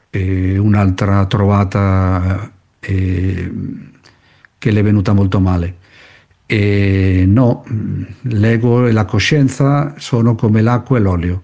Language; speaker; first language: Italian; non-native, fluent; Spanish